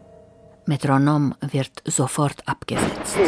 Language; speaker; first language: German; native; German